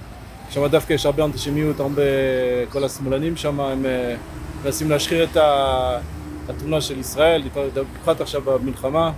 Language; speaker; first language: Hebrew; non-native, fluent; French